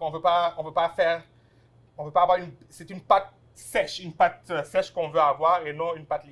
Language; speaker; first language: French; non-native, local second language; Wolof